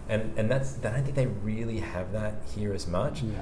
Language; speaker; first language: English; native; English